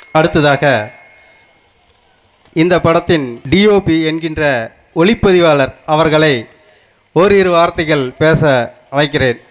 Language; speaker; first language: Tamil; native; Tamil